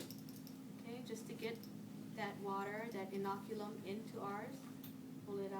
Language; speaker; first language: English; native; English